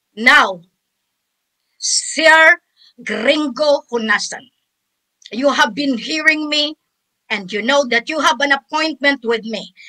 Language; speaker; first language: English; non-native, local second language; Filipino